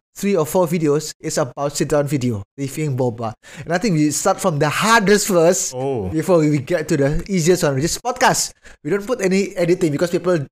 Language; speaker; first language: English; non-native, fluent; Indonesian